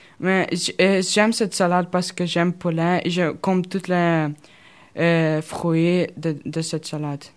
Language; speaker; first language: French; non-native, learner; Russian